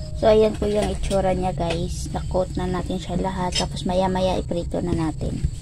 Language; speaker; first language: Filipino; non-native, local second language; Cebuano